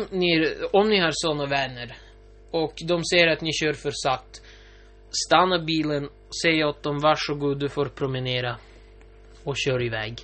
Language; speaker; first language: Swedish; non-native, local second language; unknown